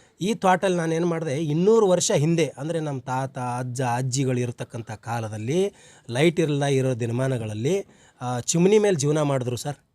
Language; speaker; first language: Kannada; native; Kannada